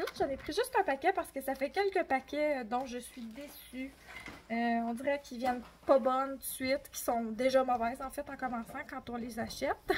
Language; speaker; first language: French; native; French